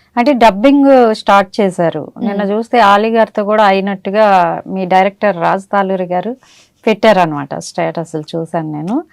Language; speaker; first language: Telugu; native; Telugu